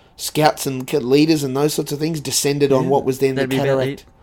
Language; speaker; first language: English; native; English